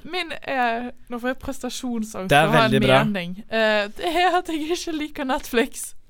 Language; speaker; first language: Norwegian; native; Norwegian